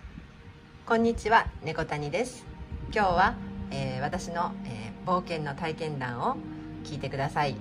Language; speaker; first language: Japanese; native; Japanese